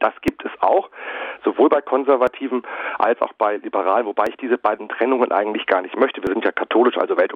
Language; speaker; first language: German; native; German